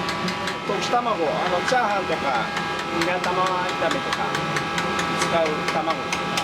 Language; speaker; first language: Japanese; native; Japanese